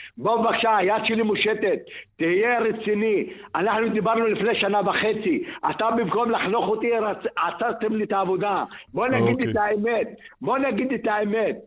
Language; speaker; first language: Hebrew; non-native, local second language; Arabic